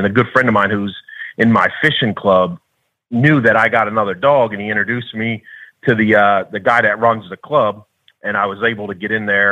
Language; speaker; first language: English; native; English